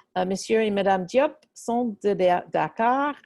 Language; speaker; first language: French; non-native, fluent; English